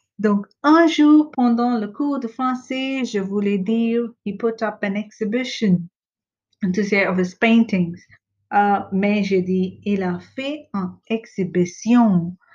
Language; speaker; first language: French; non-native, fluent; English